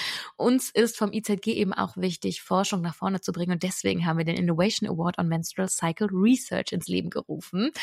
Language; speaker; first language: German; native; German